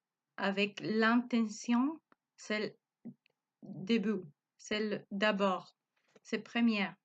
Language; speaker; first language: French; non-native, learner; Spanish